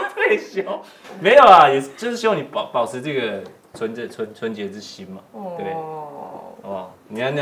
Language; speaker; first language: Chinese; native; Chinese